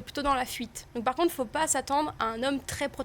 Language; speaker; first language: French; native; French